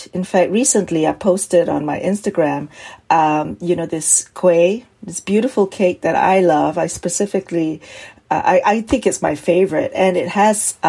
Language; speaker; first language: English; native; English